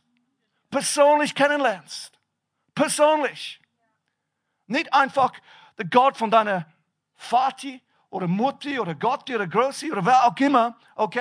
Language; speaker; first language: German; non-native, fluent; English